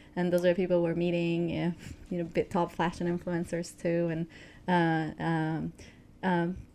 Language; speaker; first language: English; non-native, fluent; Spanish